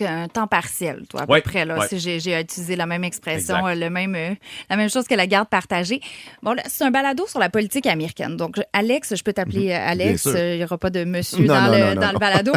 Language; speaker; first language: French; native; French